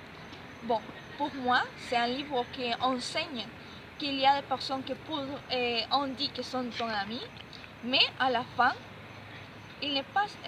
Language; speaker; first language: French; non-native, learner; Spanish